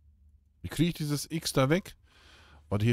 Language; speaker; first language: German; native; German